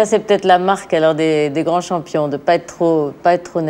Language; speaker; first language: French; native; French